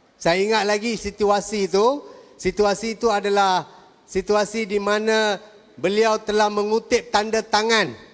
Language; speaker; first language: Malay; non-native, local second language; Tamil